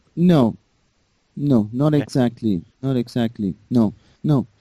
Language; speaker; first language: English; non-native, fluent; German